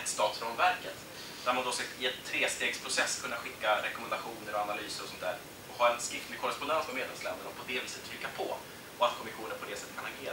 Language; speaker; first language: Swedish; native; Swedish